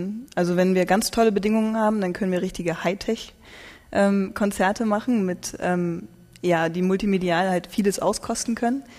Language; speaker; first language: German; native; German